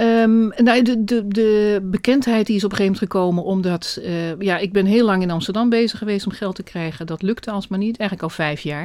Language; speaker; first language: Dutch; native; Dutch